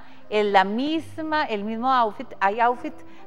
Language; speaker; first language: Spanish; native; Spanish